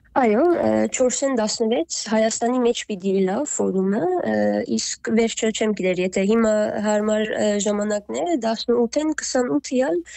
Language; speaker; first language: Armenian; early bilingual, heritage; Armenian